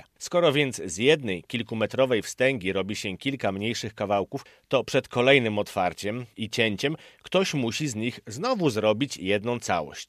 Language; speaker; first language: Polish; native; Polish